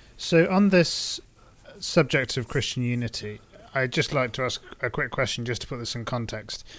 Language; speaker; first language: English; native; English